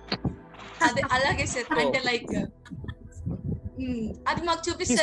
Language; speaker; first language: Telugu; native; Telugu